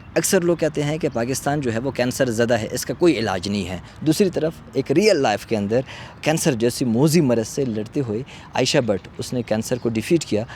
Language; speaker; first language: Urdu; non-native, local second language; Pashto